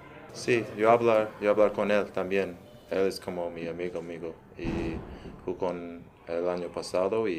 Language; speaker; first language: Spanish; early bilingual, heritage; English